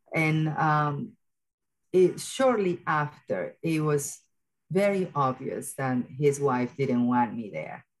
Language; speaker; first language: English; early bilingual, other home language; Spanish